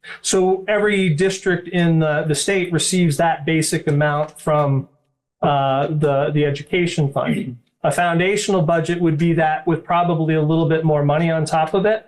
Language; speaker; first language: English; native; English